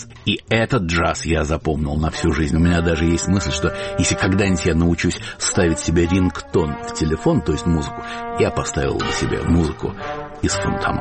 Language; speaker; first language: Russian; native; Russian